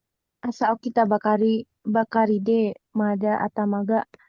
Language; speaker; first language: Japanese; non-native, learner; Indonesian